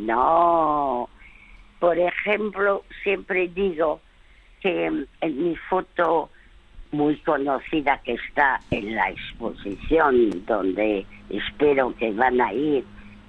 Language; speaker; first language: Spanish; early bilingual, other home language; French